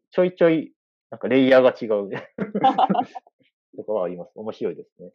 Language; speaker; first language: Japanese; native; Japanese